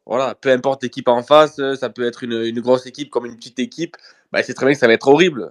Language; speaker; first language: French; native; French